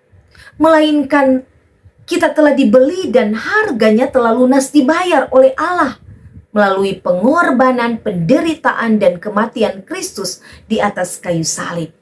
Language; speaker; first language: Indonesian; native; Indonesian